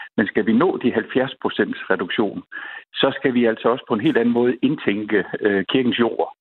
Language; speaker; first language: Danish; native; Danish